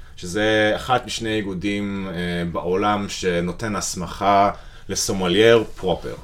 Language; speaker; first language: Hebrew; non-native, fluent; English